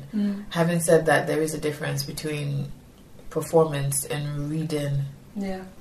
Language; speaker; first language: English; non-native, local second language; Yoruba